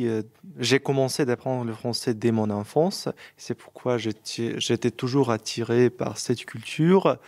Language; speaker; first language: French; non-native, fluent; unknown